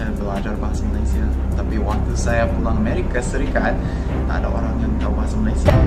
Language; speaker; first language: Indonesian; non-native, fluent; English